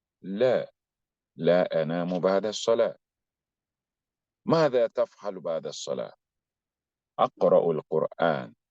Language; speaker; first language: Arabic; non-native, fluent; English